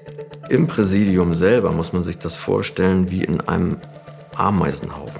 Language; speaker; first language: German; native; German